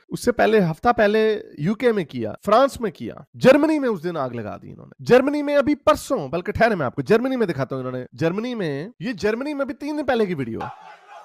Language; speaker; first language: Urdu; native; Urdu